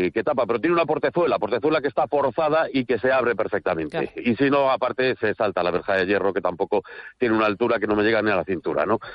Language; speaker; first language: Spanish; native; Spanish